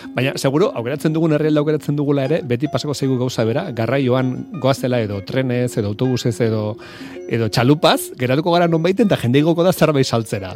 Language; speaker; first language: Basque; native; Basque